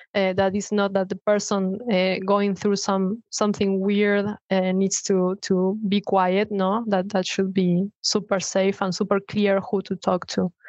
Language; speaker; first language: English; non-native, fluent; Spanish